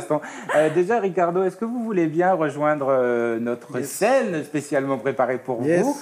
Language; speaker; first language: French; native; French